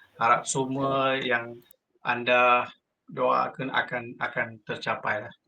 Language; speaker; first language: Malay; non-native, local second language; Tamil